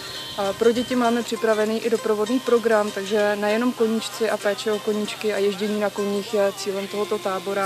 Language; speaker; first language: Czech; native; Czech